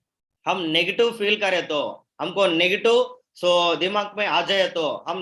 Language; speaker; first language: Hindi; non-native, local second language; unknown